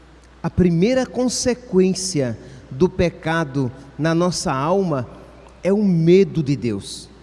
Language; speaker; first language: Portuguese; native; Portuguese